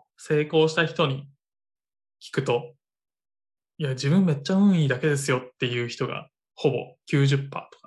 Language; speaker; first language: Japanese; native; Japanese